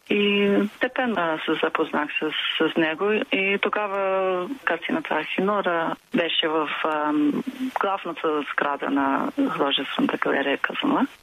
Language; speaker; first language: Bulgarian; non-native, fluent; English